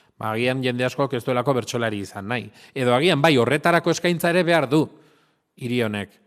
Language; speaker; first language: Basque; non-native, local second language; Spanish